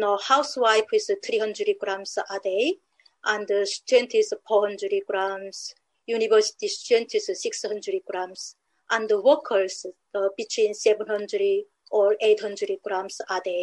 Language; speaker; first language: English; non-native, learner; Korean